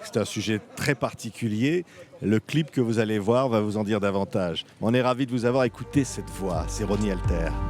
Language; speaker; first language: French; native; French